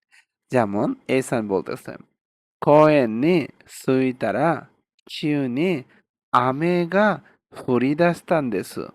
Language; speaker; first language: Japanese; non-native, fluent; Bangla